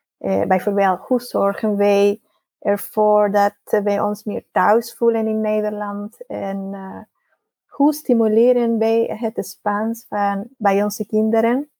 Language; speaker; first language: Dutch; non-native, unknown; Spanish